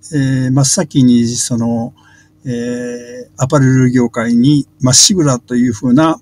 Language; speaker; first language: Japanese; native; Japanese